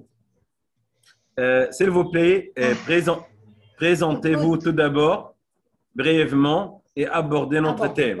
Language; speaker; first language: French; non-native, fluent; Arabic